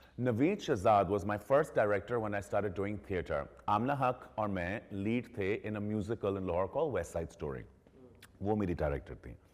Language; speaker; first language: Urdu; early bilingual, heritage; Urdu